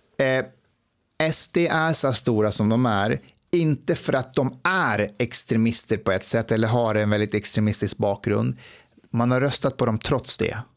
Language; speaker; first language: Swedish; early bilingual, other home language; Persian